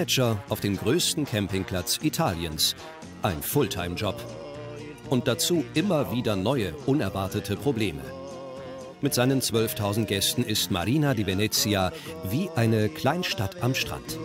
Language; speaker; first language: German; native; German